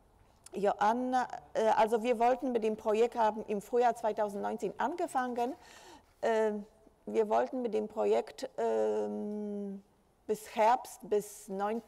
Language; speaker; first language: German; non-native, fluent; Polish